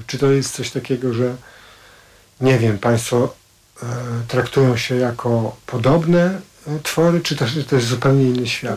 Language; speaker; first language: Polish; native; Polish